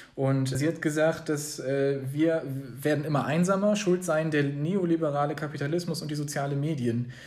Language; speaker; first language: German; native; German